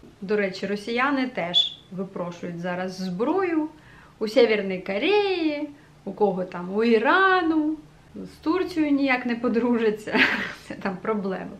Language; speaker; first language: Ukrainian; non-native, local second language; Russian